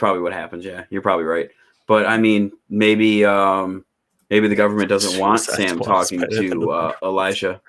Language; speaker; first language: English; native; English